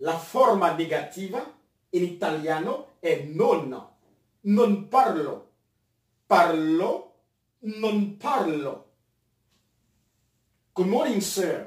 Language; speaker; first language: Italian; non-native, fluent; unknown